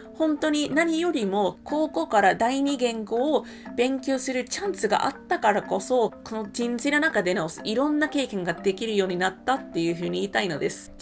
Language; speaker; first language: Japanese; non-native, fluent; English